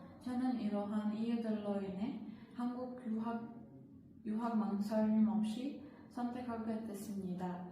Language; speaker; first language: Korean; non-native, learner; Uzbek